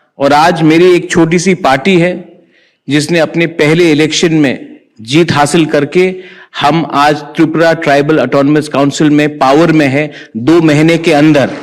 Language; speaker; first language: Hindi; non-native, local second language; Kok Borok